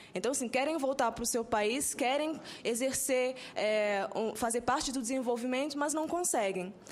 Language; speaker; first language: Portuguese; non-native, local second language; Kabuverdianu